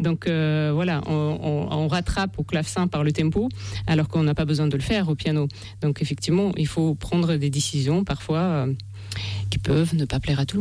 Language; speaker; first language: French; non-native, fluent; Russian